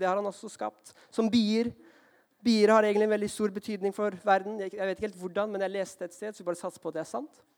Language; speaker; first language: Norwegian; early bilingual, heritage; Norwegian